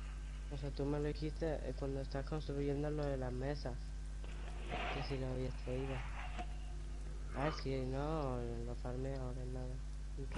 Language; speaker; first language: Spanish; native; Spanish